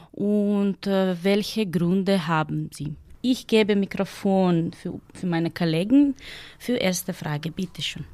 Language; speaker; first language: German; non-native, learner; Ukrainian